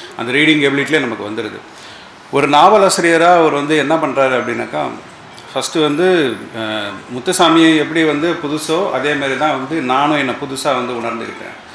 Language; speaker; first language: Tamil; native; Tamil